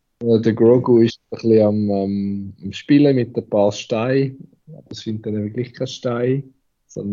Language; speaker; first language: German; native; German